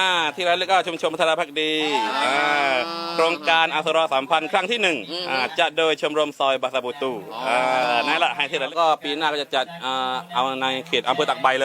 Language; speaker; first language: Thai; non-native, local second language; Malay